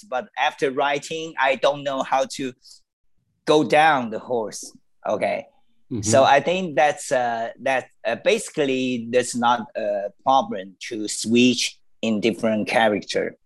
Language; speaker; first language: English; non-native, learner; Chinese